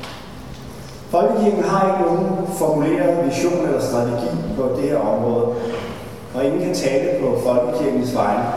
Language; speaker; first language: Danish; native; Danish